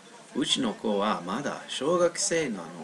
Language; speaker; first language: Japanese; non-native, learner; English